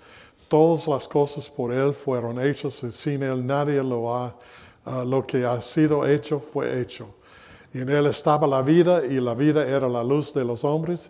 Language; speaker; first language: Spanish; non-native, fluent; English